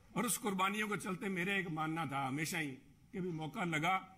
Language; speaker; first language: Hindi; native; Hindi